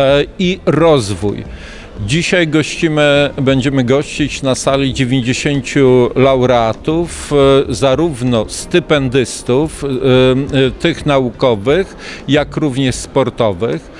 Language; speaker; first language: Polish; native; Polish